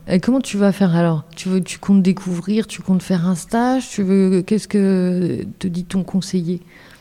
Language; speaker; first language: French; native; French